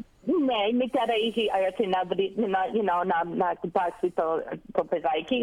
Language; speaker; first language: Greek; non-native, learner; English